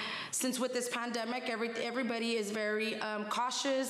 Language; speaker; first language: English; early bilingual, other home language; Spanish